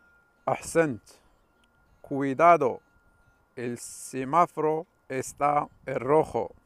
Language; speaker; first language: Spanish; non-native, fluent; Arabic